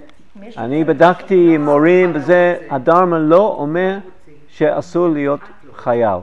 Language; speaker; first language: Hebrew; non-native, fluent; English